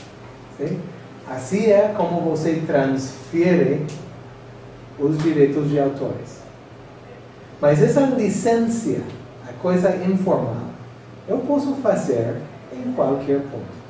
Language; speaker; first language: Portuguese; non-native, fluent; English